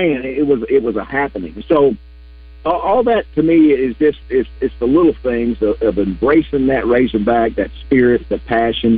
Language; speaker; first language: English; native; English